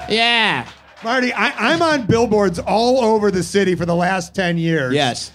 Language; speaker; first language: English; native; English